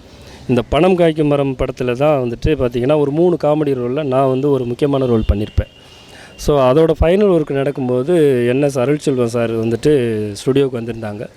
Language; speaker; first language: Tamil; native; Tamil